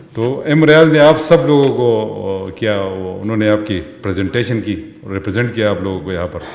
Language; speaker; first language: Urdu; non-native, local second language; Pashto